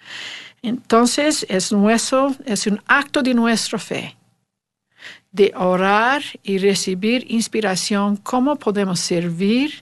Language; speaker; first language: Spanish; non-native, learner; English